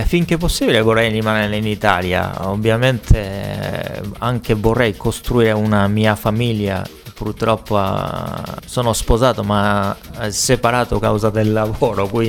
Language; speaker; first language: Italian; non-native, learner; Japanese